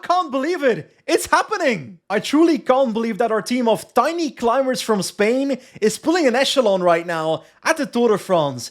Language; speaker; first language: English; non-native, fluent; Dutch